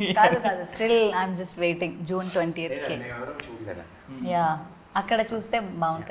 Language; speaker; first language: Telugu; non-native, learner; Malayalam